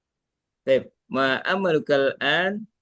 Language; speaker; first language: Arabic; non-native, learner; Indonesian